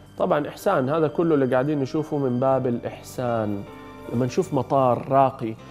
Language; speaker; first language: Arabic; native; Arabic